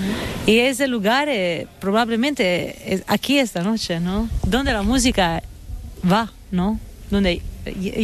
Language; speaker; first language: Spanish; non-native, fluent; Italian